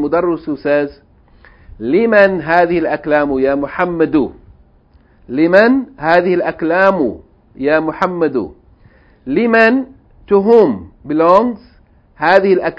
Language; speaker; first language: Arabic; non-native, fluent; English